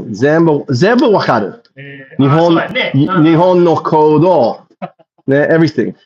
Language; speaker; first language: Japanese; non-native, learner; English